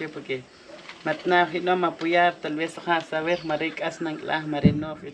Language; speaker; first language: Spanish; non-native, local second language; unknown